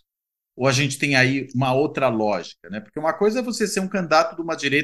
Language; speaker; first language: Portuguese; native; Portuguese